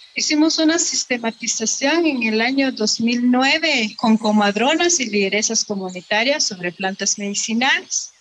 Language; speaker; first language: Spanish; non-native, local second language; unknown